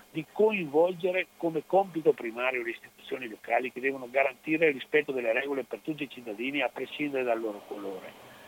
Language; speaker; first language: Italian; native; Italian